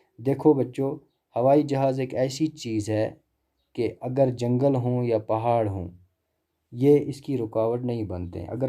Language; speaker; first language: Urdu; non-native, local second language; Kashmiri